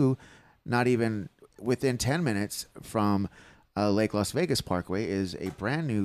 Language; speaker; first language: English; native; English